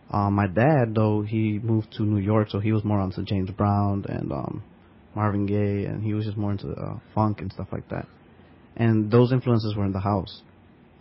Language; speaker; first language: English; early bilingual, other home language; Spanish